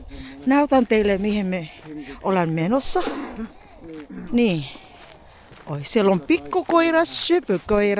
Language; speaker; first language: Finnish; non-native, learner; Filipino